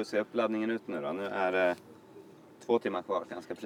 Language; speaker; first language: Swedish; native; Swedish